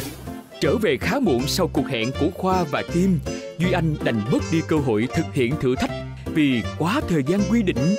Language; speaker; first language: Vietnamese; native; Vietnamese